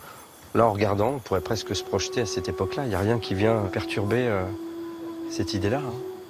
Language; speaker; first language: French; native; French